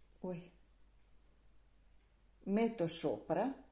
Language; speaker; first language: Italian; non-native, learner; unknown